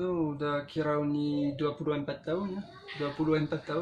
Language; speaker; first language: Indonesian; non-native, learner; French